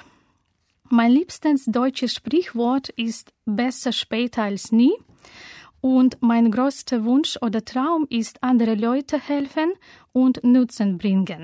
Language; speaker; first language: German; non-native, learner; Russian